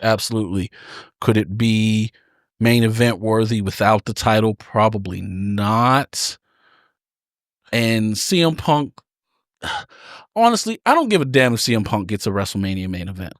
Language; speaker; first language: English; native; English